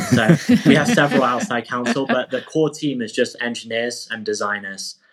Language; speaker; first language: English; native; English